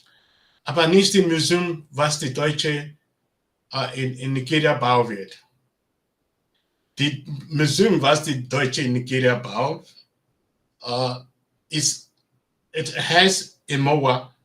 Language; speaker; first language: German; non-native, learner; Bini